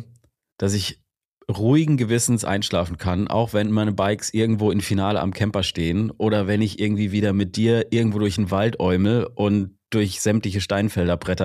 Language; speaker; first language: German; native; German